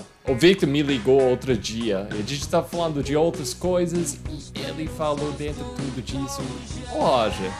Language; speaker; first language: Portuguese; non-native, fluent; English